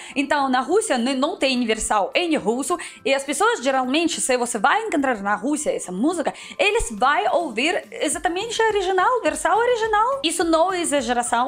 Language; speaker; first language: Portuguese; non-native, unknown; Russian